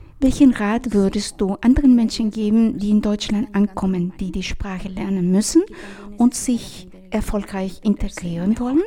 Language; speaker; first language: German; non-native, fluent; Spanish